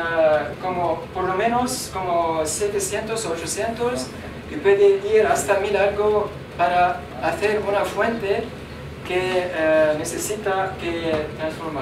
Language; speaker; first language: Spanish; non-native, learner; Arabic